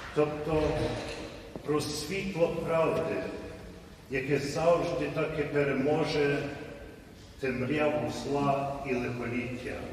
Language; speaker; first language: Ukrainian; early bilingual, heritage; Ukrainian